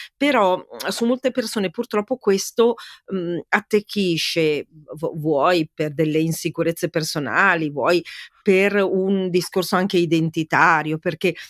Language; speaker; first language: Italian; native; Italian